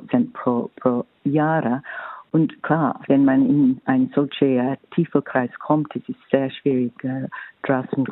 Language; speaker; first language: German; non-native, fluent; English